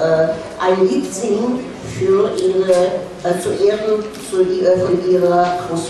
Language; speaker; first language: German; non-native, fluent; Russian